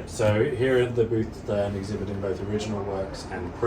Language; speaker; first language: English; native; English